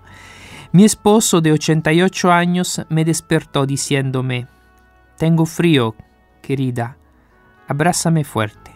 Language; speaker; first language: Spanish; non-native, fluent; Italian